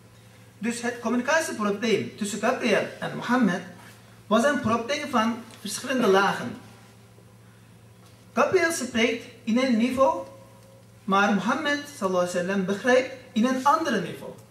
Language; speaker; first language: Dutch; non-native, fluent; Turkish